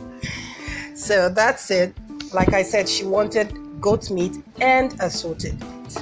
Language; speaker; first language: English; non-native, local second language; Igbo